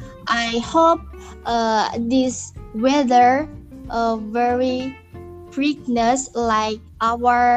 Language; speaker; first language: English; non-native, learner; Indonesian